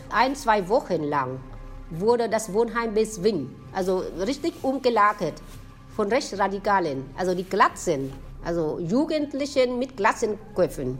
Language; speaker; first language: German; non-native, fluent; Vietnamese